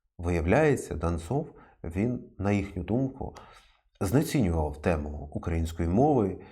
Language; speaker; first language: Ukrainian; native; Ukrainian